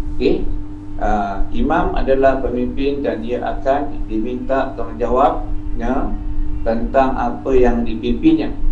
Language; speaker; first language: Malay; native; Malay